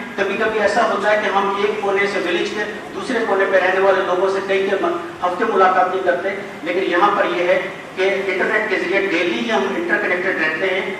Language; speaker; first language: Urdu; non-native, local second language; Sindhi